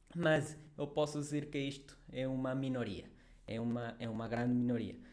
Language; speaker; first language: Portuguese; non-native, fluent; Spanish